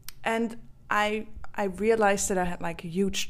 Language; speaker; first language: English; non-native, fluent; Dutch